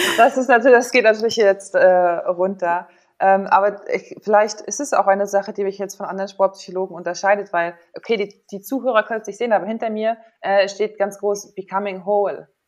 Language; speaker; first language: German; native; German